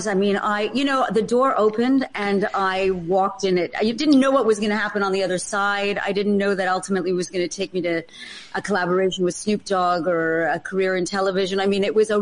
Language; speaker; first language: English; native; English